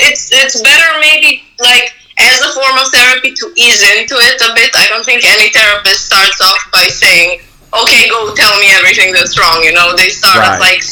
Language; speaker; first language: English; non-native, fluent; Serbian